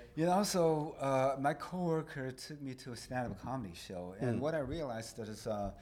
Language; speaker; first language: English; non-native, fluent; Chinese